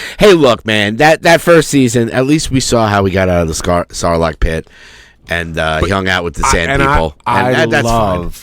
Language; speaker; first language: English; native; English